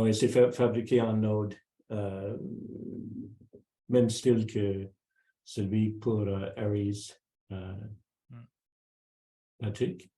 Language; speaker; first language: French; non-native, local second language; English